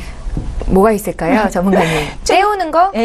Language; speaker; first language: Korean; native; Korean